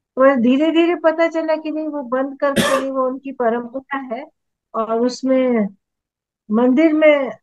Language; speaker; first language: Hindi; native; Hindi